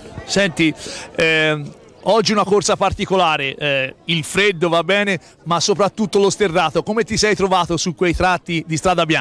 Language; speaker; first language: Italian; native; Italian